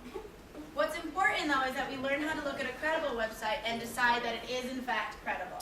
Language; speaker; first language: English; native; English